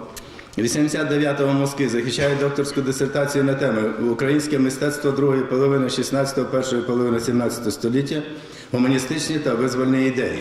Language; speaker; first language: Ukrainian; native; Ukrainian